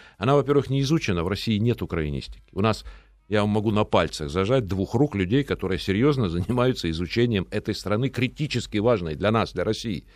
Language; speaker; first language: Russian; native; Russian